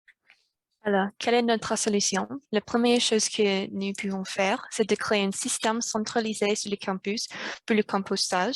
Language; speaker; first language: French; non-native, learner; English